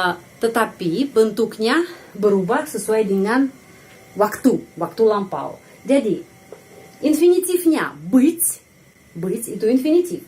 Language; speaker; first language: Indonesian; non-native, fluent; Russian